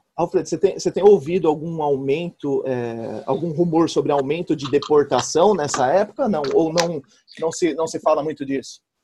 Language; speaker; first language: Portuguese; native; Portuguese